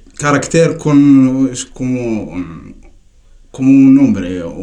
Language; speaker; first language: Spanish; non-native, learner; Tachelhit